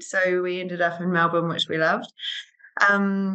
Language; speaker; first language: English; native; English